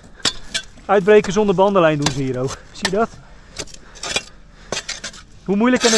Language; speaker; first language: Dutch; native; Dutch